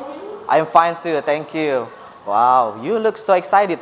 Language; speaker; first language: English; non-native, fluent; Indonesian